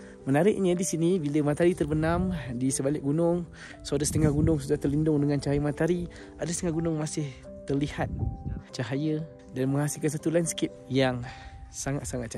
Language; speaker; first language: Malay; native; Malay